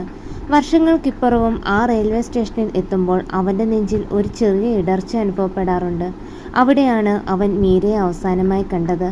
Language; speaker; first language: Malayalam; native; Malayalam